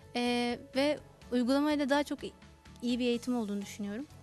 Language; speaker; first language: Turkish; non-native, fluent; Arabic